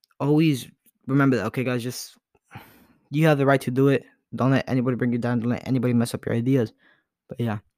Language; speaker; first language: English; early bilingual, other home language; Spanish